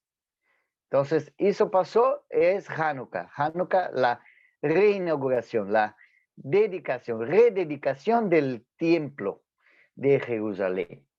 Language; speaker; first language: Spanish; non-native, fluent; Portuguese